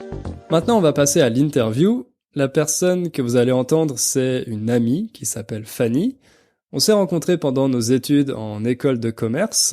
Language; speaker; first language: French; native; French